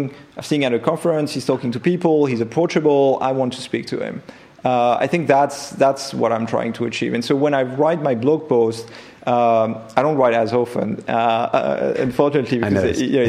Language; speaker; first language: English; non-native, fluent; French